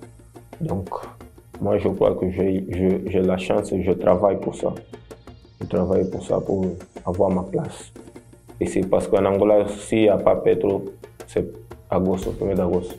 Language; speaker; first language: French; non-native, fluent; Portuguese